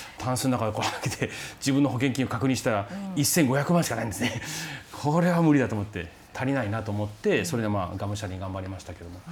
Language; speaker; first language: Japanese; native; Japanese